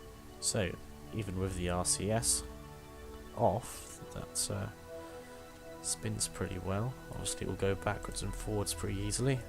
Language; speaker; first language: English; native; English